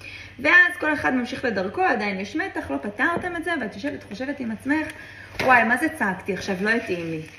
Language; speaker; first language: Hebrew; native; Hebrew